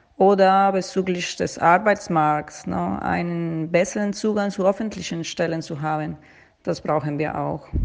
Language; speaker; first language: German; non-native, fluent; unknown